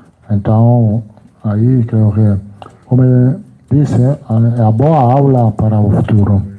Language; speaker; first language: Portuguese; non-native, learner; Italian